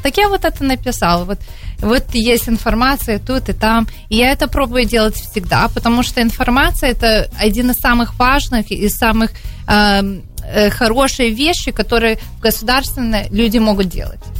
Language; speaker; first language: Russian; early bilingual, heritage; Russian